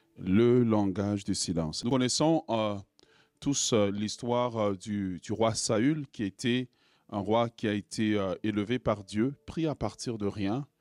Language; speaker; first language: French; non-native, local second language; Lingala